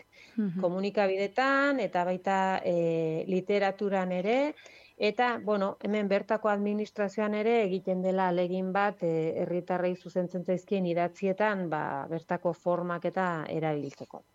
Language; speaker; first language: Basque; native; Basque